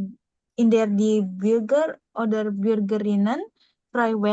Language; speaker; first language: German; non-native, learner; Indonesian